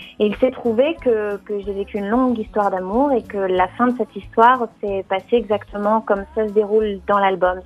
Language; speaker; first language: French; native; French